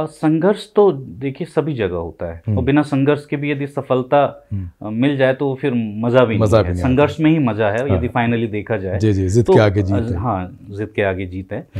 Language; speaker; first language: Hindi; native; Hindi